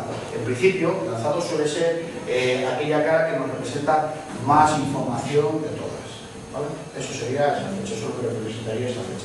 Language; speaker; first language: Spanish; native; Spanish